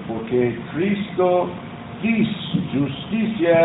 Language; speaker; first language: Spanish; non-native, learner; Portuguese